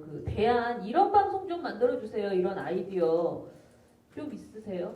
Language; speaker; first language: Korean; native; Korean